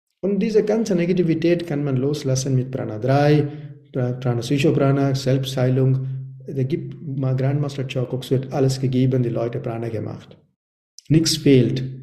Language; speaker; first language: German; non-native, learner; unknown